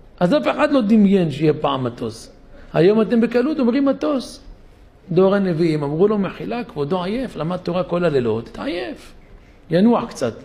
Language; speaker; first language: Hebrew; native; Hebrew